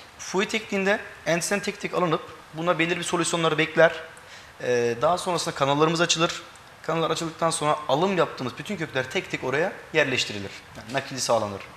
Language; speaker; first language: Turkish; early bilingual, heritage; Turkish